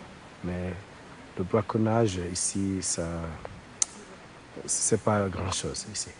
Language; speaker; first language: French; non-native, local second language; Kinyarwanda